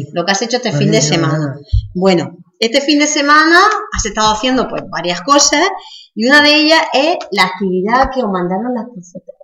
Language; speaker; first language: Spanish; native; Spanish